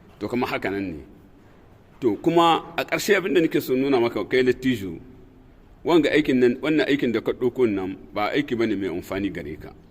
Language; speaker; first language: Hausa; non-native, local second language; Tamasheq